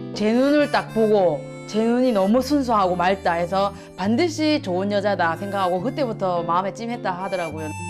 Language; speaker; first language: Korean; native; Korean